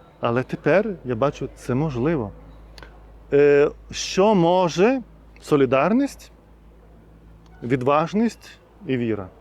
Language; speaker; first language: Ukrainian; non-native, fluent; Lithuanian